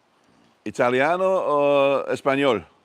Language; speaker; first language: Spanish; non-native, learner; English